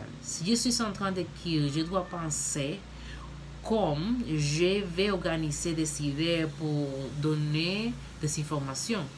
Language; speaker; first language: French; non-native, learner; Spanish